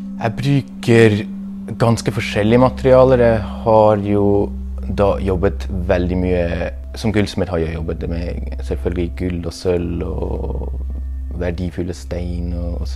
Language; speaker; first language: Norwegian; non-native, fluent; German